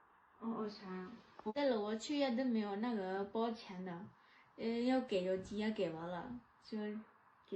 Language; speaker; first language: Chinese; non-native, learner; Lao